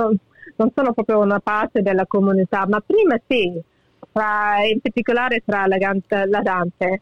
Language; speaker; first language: Italian; early bilingual, heritage; English